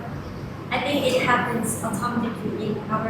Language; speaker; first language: English; non-native, learner; Malay